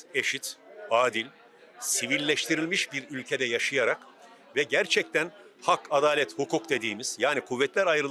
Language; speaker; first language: Turkish; native; Turkish